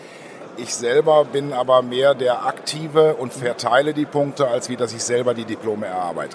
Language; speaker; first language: German; native; German